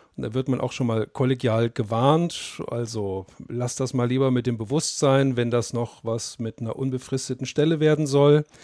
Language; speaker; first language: German; native; German